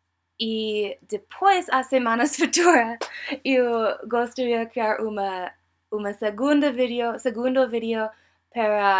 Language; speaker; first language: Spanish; non-native, learner; English